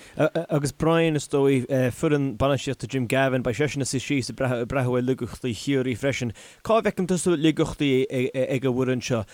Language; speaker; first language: Irish; native; Irish